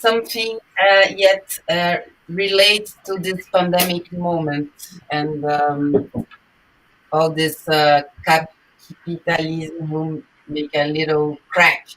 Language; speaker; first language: English; non-native, learner; Portuguese